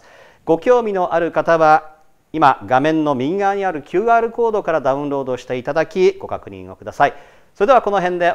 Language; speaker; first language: Japanese; native; Japanese